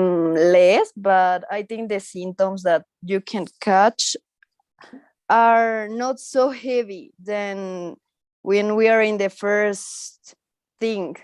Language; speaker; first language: English; non-native, learner; Spanish